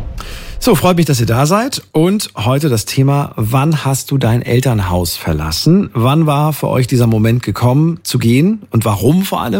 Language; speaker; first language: German; native; German